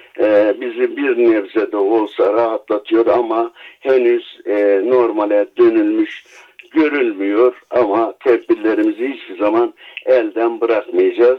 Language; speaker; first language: Turkish; native; Turkish